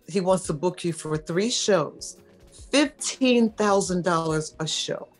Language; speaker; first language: English; native; English